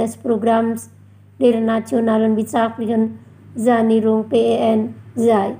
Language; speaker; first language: German; non-native, fluent; Indonesian